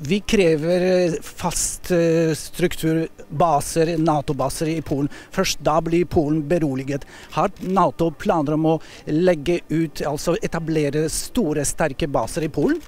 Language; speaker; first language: Norwegian; non-native, fluent; Polish